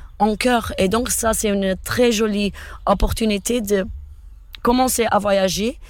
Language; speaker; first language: French; non-native, fluent; Portuguese